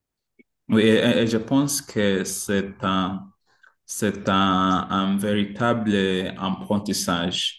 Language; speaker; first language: French; non-native, learner; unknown